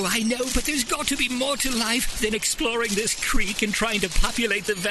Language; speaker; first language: English; native; English